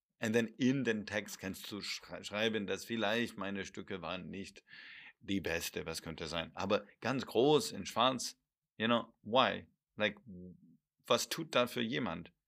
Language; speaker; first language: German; non-native, fluent; English